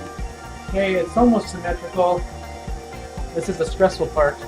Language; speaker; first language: English; native; English